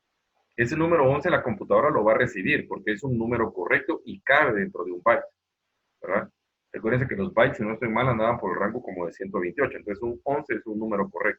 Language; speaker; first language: Spanish; native; Spanish